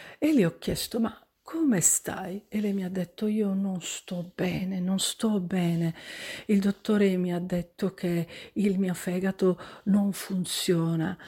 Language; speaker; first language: Italian; native; Italian